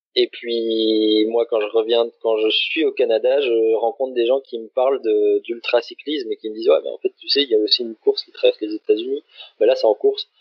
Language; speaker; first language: French; native; French